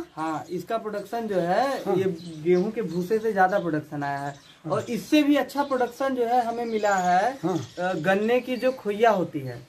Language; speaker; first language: Hindi; native; Hindi